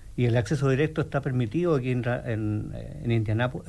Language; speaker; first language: Spanish; native; Spanish